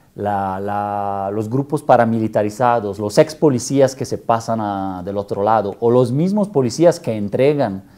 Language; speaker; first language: Spanish; non-native, fluent; Italian